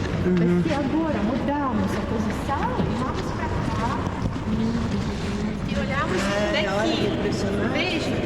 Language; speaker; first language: Portuguese; non-native, fluent; Russian